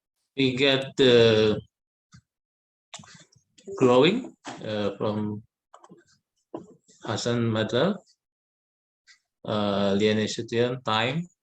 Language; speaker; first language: English; non-native, learner; Indonesian